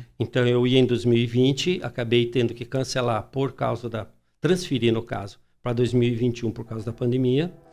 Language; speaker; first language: Portuguese; early bilingual, other home language; Spanish